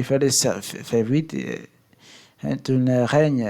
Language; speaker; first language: French; non-native, learner; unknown